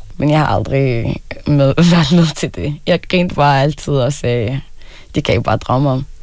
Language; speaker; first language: Danish; early bilingual, other home language; Arabic